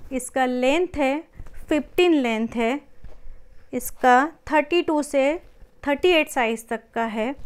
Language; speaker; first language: Hindi; non-native, local second language; Marathi